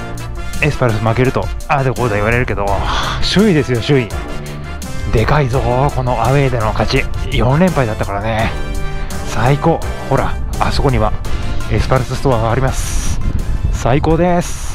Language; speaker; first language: Japanese; native; Japanese